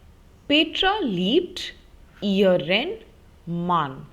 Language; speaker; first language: German; non-native, fluent; Hindi